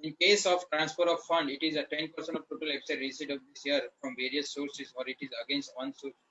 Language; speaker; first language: English; non-native, local second language; Gujarati